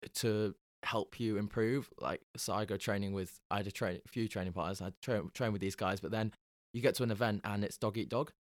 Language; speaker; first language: English; native; English